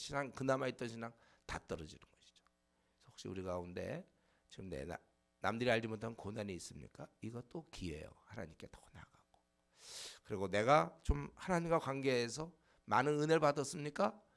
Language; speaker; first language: Korean; native; Korean